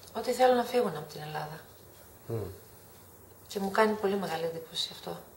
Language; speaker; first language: Greek; native; Greek